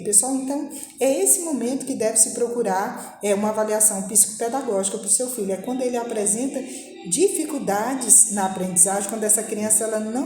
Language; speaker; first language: Portuguese; native; Portuguese